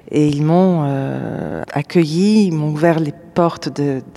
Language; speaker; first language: French; native; French